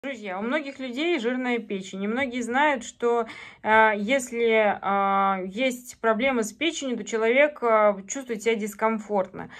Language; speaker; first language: Russian; native; Russian